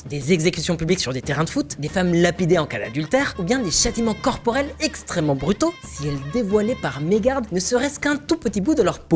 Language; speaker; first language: French; native; French